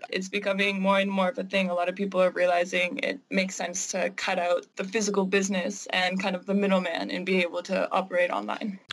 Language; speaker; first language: English; native; English